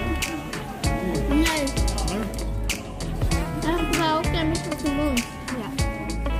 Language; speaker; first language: Dutch; non-native, learner; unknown